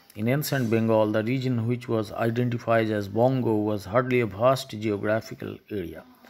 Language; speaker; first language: English; non-native, local second language; Bangla